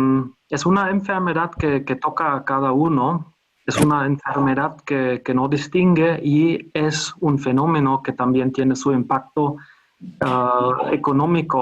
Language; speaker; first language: Spanish; non-native, fluent; German